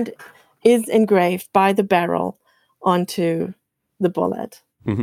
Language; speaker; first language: English; non-native, fluent; German